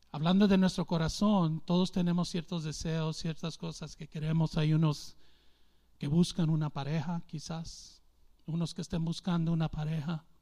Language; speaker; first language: Spanish; early bilingual, heritage; English